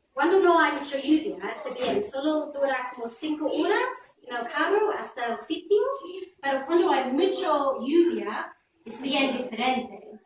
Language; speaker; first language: Spanish; non-native, fluent; English